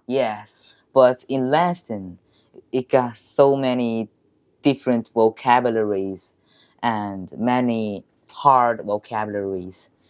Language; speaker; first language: English; non-native, learner; Chinese